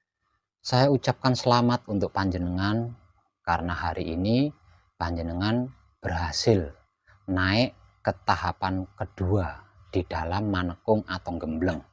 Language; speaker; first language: Indonesian; non-native, local second language; Javanese